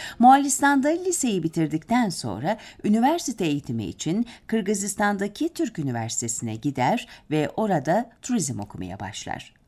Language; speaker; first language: Turkish; native; Turkish